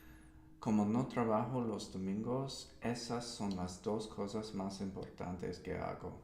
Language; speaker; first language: Spanish; non-native, learner; English